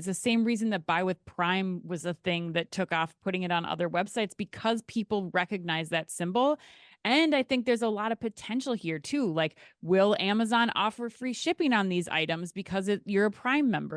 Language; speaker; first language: English; native; English